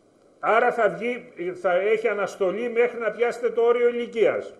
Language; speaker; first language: Greek; native; Greek